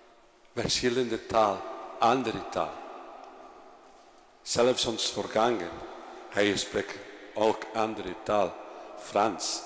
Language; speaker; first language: Dutch; non-native, fluent; Spanish